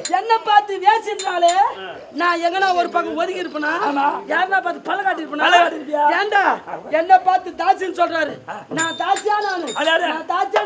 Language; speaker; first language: Tamil; native; Tamil